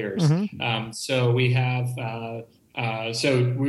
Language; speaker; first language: English; native; English